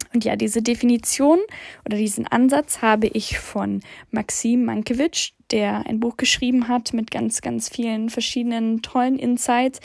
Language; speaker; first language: German; early bilingual, other home language; English